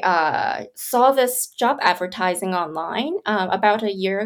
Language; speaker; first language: English; non-native, local second language; Cantonese